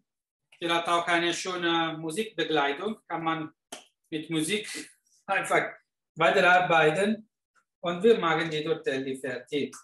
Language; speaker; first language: German; non-native, fluent; Italian